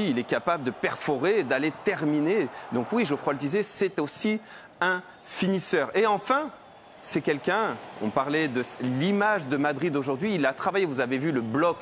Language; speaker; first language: French; native; French